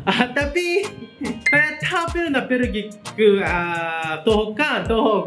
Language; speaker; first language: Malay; non-native, learner; Japanese